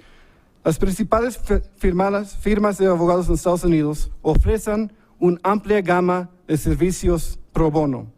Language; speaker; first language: Spanish; early bilingual, heritage; English